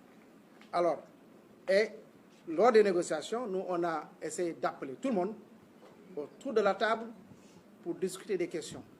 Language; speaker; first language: French; non-native, local second language; Wolof